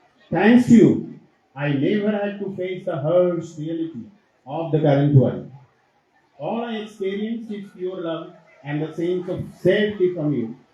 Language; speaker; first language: English; non-native, local second language; Bangla